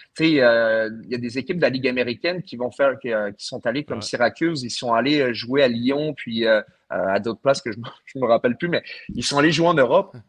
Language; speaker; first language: French; non-native, fluent; English